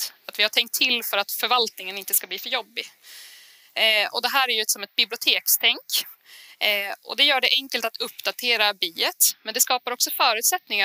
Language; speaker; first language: Swedish; native; Swedish